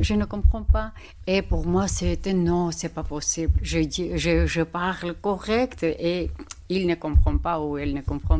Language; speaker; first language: French; non-native, learner; Georgian